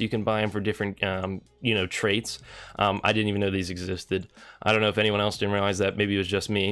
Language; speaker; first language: English; native; English